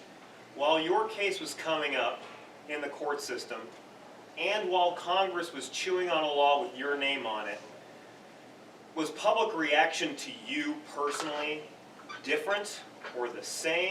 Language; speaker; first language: English; native; English